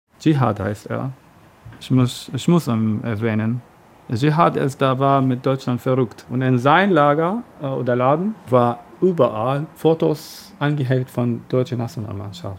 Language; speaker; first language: German; non-native, learner; Arabic